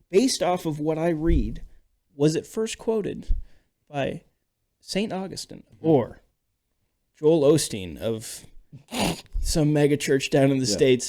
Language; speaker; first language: English; native; English